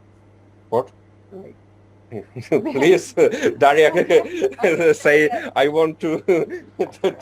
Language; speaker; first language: English; non-native, learner; Ukrainian